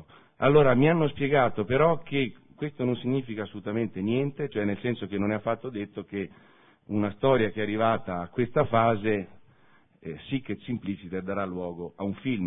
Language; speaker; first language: Italian; native; Italian